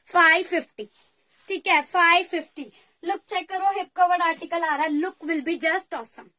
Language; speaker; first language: Hindi; native; Hindi